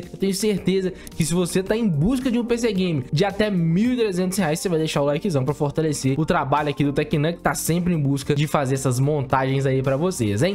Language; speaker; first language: Portuguese; native; Portuguese